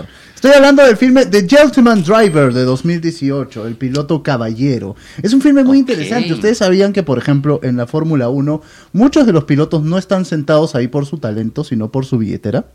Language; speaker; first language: Spanish; native; Spanish